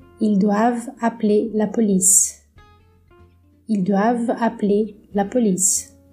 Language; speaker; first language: French; non-native, fluent; Portuguese